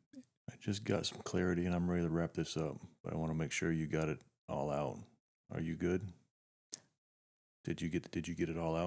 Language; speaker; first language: English; native; English